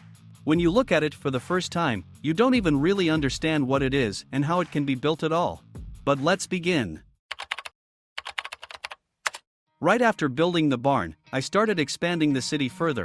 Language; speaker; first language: English; non-native, fluent; Russian